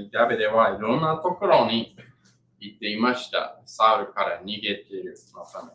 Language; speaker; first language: Japanese; non-native, learner; English